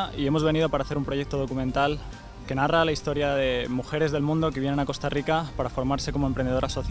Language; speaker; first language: Spanish; native; Spanish